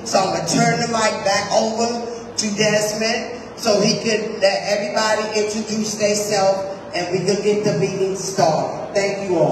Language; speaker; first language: English; native; English